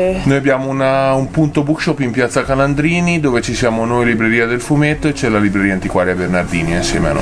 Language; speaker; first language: Italian; native; Italian